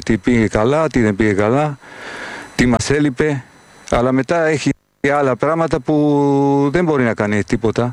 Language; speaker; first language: Greek; non-native, fluent; Spanish